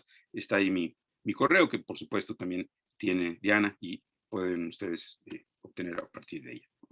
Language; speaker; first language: Spanish; native; Spanish